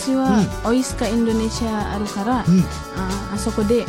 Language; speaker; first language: Japanese; non-native, learner; Indonesian